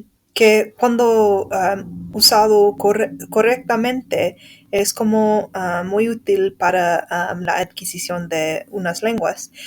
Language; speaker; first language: Spanish; non-native, fluent; English